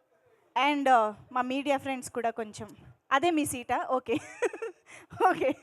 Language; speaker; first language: Telugu; native; Telugu